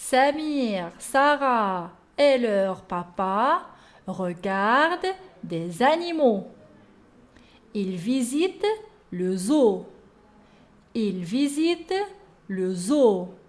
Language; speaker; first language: French; non-native, local second language; Arabic